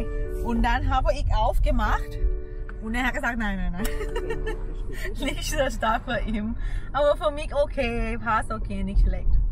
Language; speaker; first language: German; non-native, learner; Thai